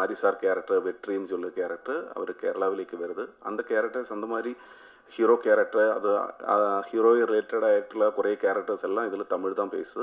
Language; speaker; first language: Tamil; non-native, learner; Malayalam